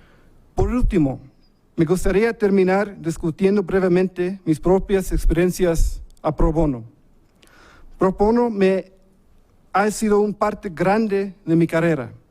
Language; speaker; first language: Spanish; early bilingual, heritage; English